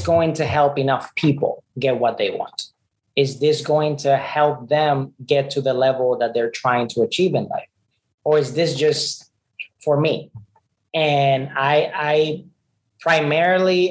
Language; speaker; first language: English; non-native, fluent; Spanish